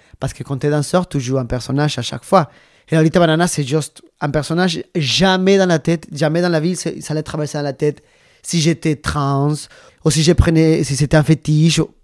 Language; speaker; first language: French; non-native, fluent; Spanish